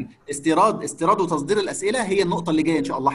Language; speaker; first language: Arabic; native; Arabic